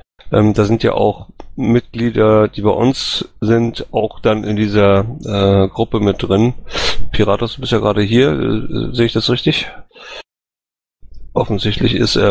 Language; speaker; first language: German; native; German